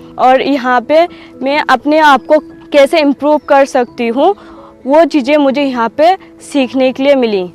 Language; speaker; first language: Hindi; early bilingual, other home language; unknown